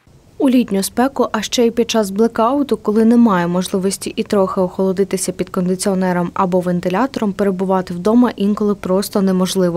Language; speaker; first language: Ukrainian; native; Ukrainian